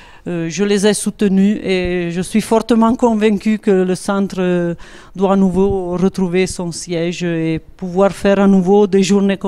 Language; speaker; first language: French; non-native, local second language; Italian